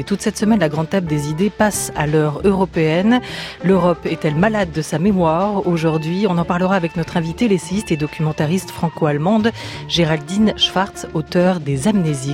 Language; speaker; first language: French; native; French